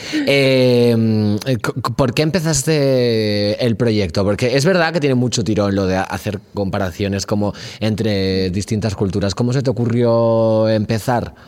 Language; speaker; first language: Spanish; native; Spanish